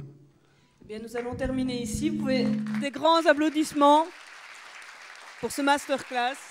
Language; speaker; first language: French; native; French